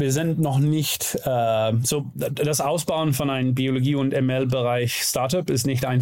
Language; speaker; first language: German; non-native, learner; Dutch